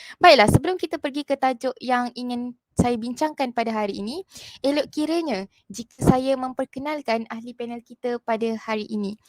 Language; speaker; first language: Malay; native; Malay